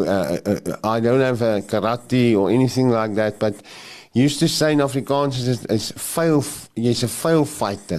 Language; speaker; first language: English; non-native, local second language; Afrikaans